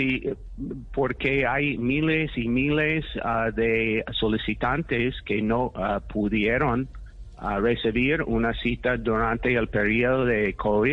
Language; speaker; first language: Spanish; non-native, fluent; English